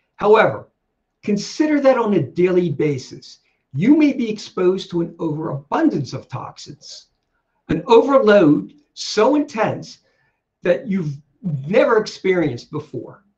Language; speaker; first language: English; native; English